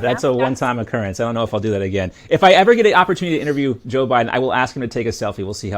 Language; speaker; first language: English; native; English